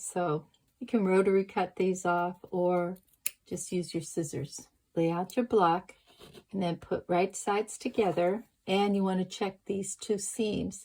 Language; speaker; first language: English; native; English